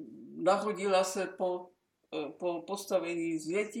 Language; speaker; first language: Czech; non-native, local second language; German